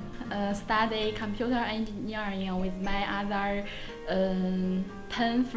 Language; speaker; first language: English; non-native, learner; Chinese